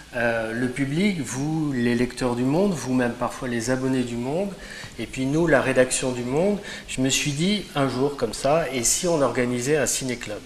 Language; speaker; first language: French; native; French